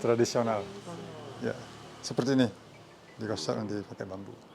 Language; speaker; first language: Indonesian; non-native, local second language; Balinese